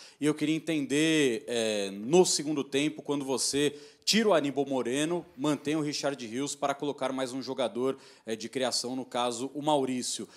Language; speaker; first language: Portuguese; native; Portuguese